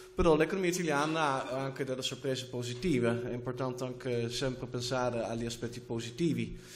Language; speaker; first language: Italian; non-native, fluent; Dutch